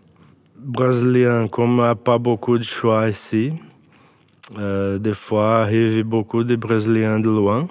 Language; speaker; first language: French; non-native, learner; Portuguese